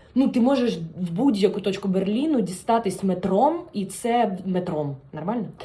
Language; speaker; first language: Ukrainian; non-native, local second language; Russian